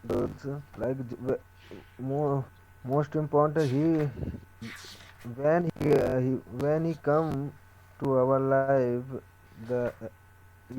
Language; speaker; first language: English; non-native, learner; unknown